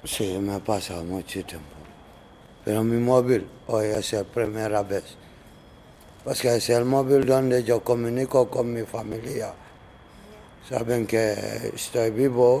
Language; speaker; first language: Spanish; non-native, learner; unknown